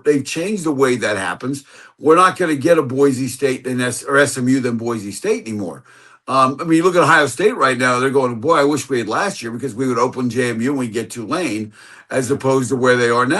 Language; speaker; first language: English; native; English